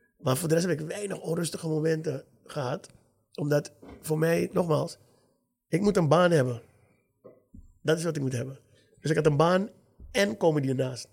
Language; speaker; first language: Dutch; native; Dutch